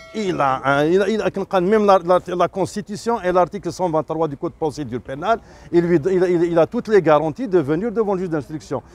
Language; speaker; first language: French; non-native, local second language; Kabyle